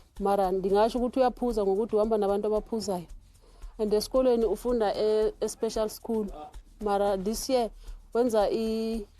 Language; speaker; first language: Zulu; non-native, local second language; Xhosa